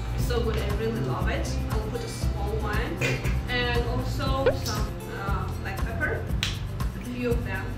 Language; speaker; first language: English; non-native, fluent; Romanian